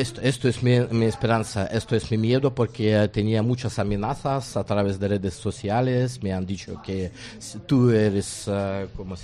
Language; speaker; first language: Spanish; non-native, learner; Russian